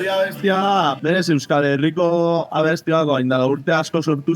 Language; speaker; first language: Basque; native; Basque